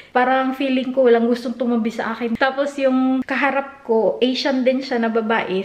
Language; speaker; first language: Filipino; non-native, local second language; Cebuano